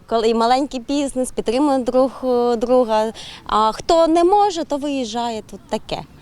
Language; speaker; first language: Ukrainian; native; Ukrainian